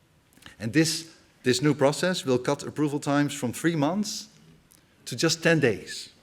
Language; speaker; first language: English; non-native, fluent; Dutch